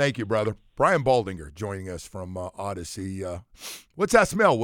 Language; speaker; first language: English; native; English